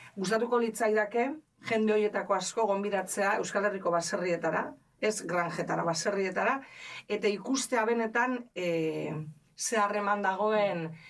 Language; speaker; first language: Basque; native; Basque